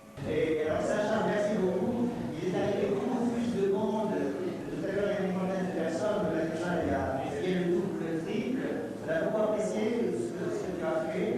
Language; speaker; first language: French; native; French